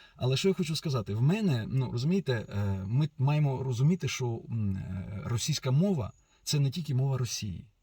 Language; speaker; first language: Ukrainian; non-native, local second language; Russian